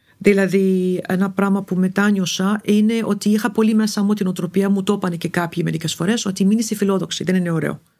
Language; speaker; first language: Greek; non-native, fluent; Arabic